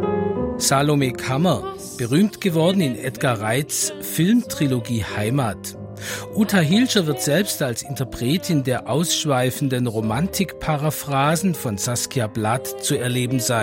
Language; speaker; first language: German; native; German